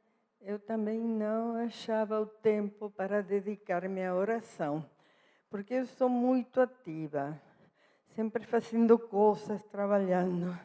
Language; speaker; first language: Portuguese; non-native, fluent; Spanish